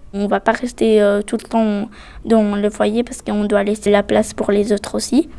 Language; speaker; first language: French; non-native, fluent; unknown